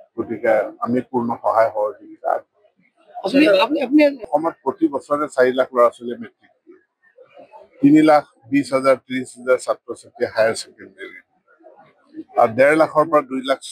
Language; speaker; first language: Assamese; non-native, local second language; Mising